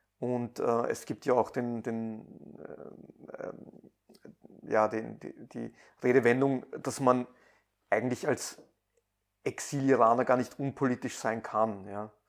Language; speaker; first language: German; early bilingual, other home language; Persian